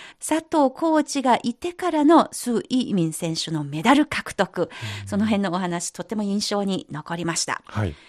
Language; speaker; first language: Japanese; non-native, fluent; Chinese